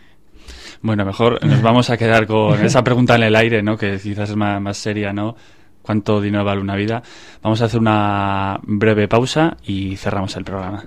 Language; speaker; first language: Spanish; native; Spanish